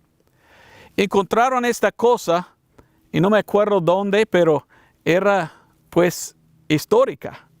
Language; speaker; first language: Spanish; non-native, fluent; English